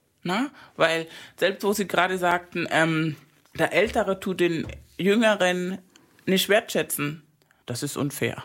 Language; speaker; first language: German; non-native, fluent; Spanish